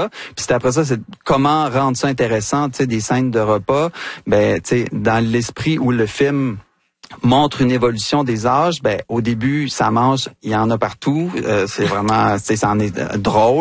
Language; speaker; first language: French; native; French